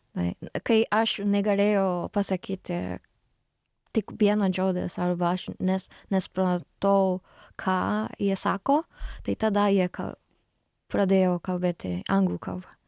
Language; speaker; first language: Lithuanian; non-native, learner; Japanese